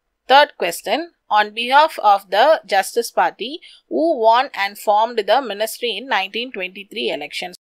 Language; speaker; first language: English; non-native, local second language; Tamil